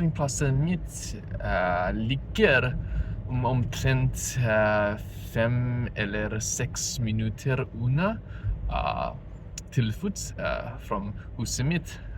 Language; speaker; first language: Norwegian; non-native, learner; Japanese